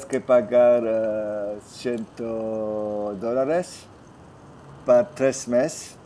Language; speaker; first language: Spanish; non-native, learner; French